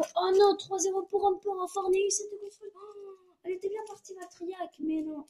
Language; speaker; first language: French; native; French